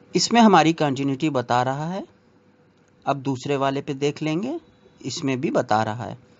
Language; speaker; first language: Hindi; native; Hindi